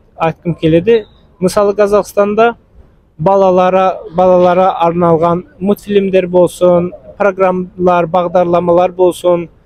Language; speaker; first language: Kazakh; early bilingual, heritage; Azerbaijani